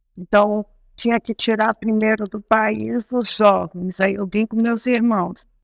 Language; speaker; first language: Portuguese; early bilingual, other home language; Arabic